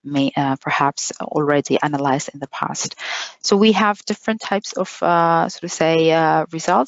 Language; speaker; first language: English; non-native, fluent; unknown